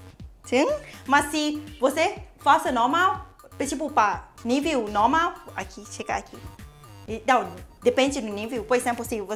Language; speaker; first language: Portuguese; non-native, learner; Thai